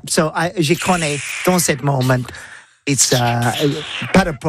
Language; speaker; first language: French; non-native, learner; English